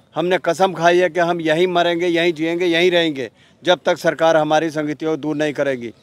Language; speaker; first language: Hindi; native; Hindi